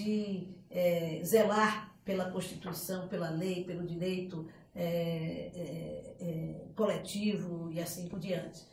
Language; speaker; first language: Portuguese; native; Portuguese